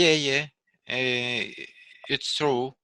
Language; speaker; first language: English; non-native, learner; Russian